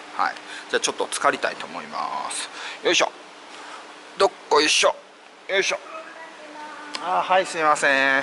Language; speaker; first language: Japanese; native; Japanese